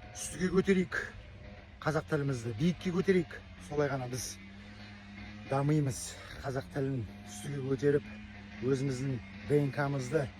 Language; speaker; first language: Kazakh; non-native, local second language; Russian